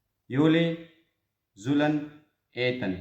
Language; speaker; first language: Dutch; non-native, fluent; Pashto